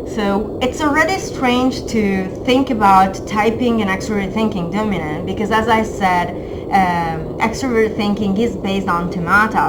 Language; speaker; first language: English; non-native, fluent; Italian